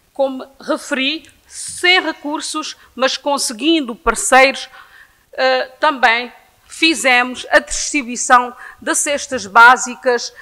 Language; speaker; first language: Portuguese; non-native, local second language; Kabuverdianu